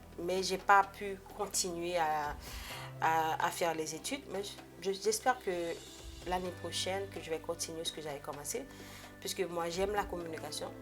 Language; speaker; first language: French; non-native, local second language; Haitian Creole